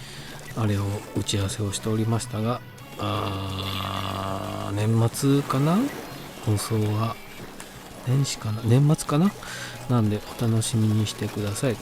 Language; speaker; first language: Japanese; native; Japanese